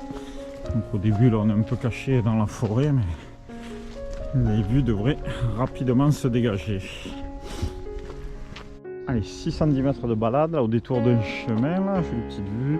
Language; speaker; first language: French; native; French